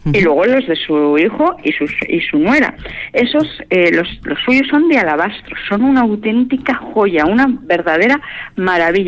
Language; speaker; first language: Spanish; native; Spanish